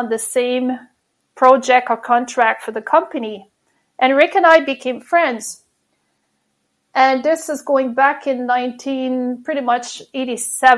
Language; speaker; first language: English; non-native, fluent; French